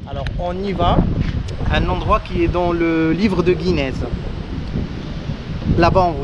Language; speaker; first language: French; native; French